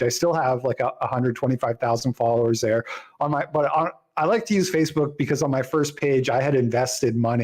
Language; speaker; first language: English; native; English